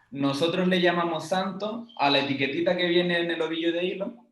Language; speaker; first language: Spanish; native; Spanish